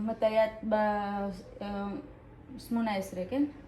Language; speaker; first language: Hebrew; non-native, learner; Gujarati